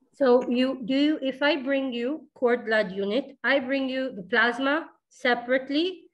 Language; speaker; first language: English; non-native, fluent; Hebrew